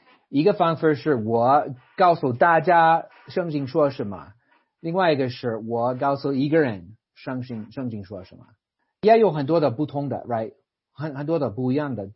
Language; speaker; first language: Chinese; non-native, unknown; English